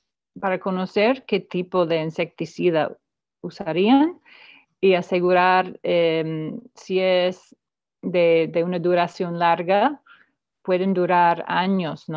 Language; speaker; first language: Spanish; non-native, fluent; English